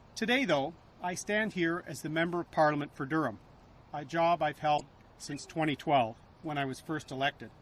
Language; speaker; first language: English; native; English